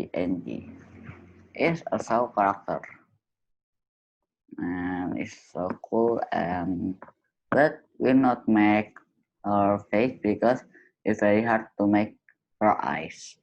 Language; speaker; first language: English; non-native, learner; Indonesian